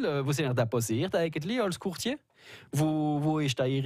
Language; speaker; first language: German; native; German